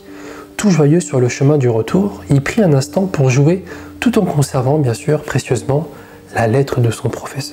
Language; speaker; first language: French; native; French